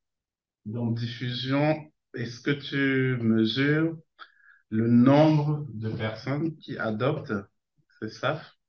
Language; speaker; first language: French; non-native, learner; Portuguese